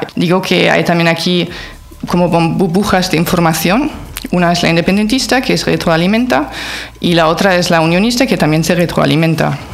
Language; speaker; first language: Spanish; non-native, fluent; German